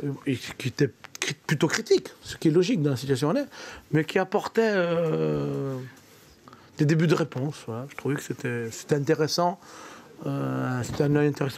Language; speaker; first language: French; native; French